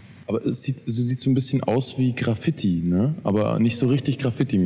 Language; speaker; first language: German; native; German